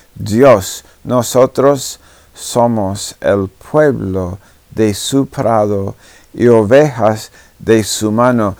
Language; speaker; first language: Spanish; non-native, fluent; English